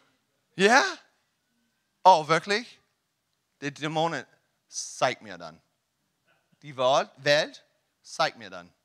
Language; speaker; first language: German; non-native, learner; English